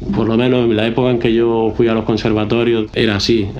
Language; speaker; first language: Spanish; native; Spanish